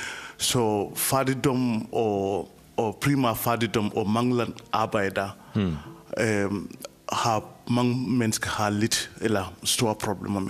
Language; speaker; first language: Danish; non-native, fluent; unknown